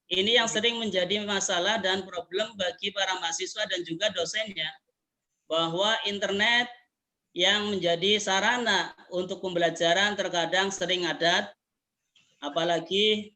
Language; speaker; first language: Indonesian; native; Indonesian